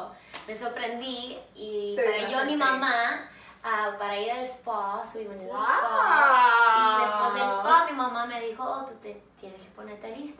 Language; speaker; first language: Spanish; early bilingual, heritage; English